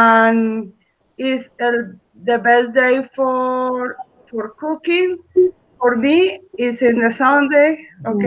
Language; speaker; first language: English; non-native, learner; Spanish